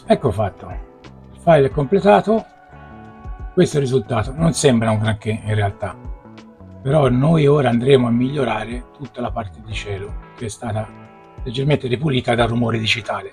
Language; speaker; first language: Italian; native; Italian